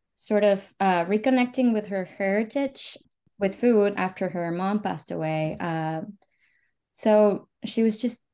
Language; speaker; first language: English; early bilingual, other home language; Spanish